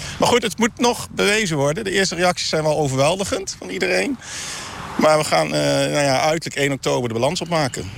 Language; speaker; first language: Dutch; native; Dutch